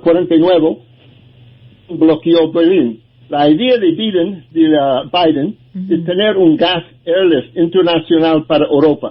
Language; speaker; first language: Spanish; non-native, learner; English